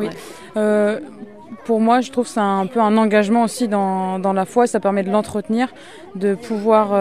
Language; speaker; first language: French; native; French